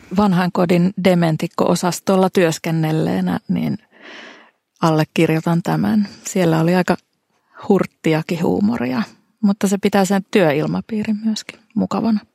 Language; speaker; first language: Finnish; native; Finnish